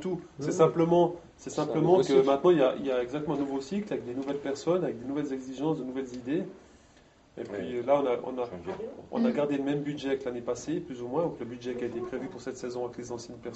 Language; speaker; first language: French; native; French